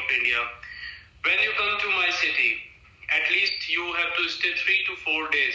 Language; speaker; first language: English; non-native, local second language; Hindi